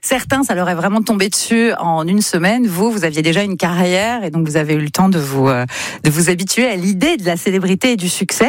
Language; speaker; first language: French; native; French